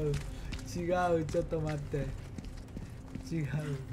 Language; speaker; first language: Japanese; non-native, fluent; Indonesian